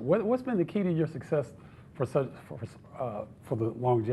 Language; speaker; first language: English; native; English